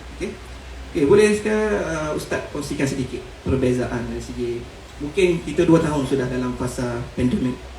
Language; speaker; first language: Malay; native; Malay